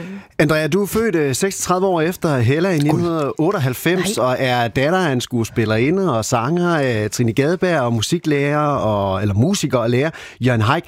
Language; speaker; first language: Danish; native; Danish